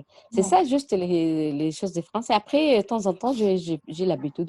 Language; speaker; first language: French; non-native, learner; Arabic